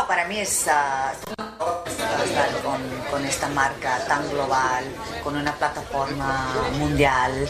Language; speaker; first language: Spanish; early bilingual, heritage; English